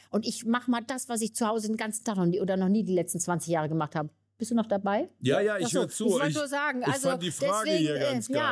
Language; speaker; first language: German; native; German